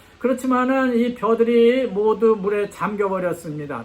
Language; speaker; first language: Korean; native; Korean